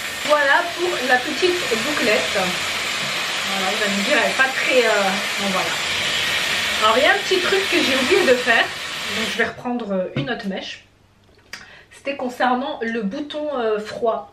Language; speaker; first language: French; native; French